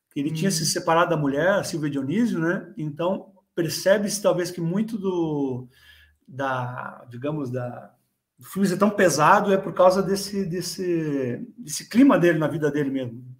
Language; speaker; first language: Portuguese; native; Portuguese